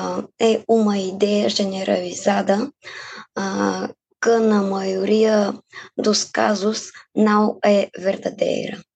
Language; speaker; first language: Portuguese; non-native, fluent; Bulgarian